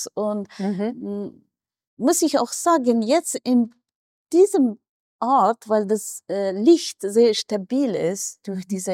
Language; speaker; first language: German; non-native, fluent; Persian